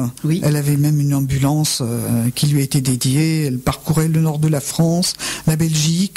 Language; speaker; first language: French; native; French